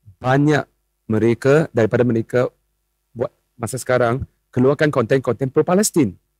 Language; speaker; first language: Malay; non-native, local second language; Chinese